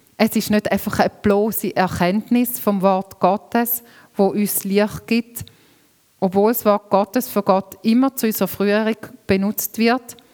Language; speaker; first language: German; native; German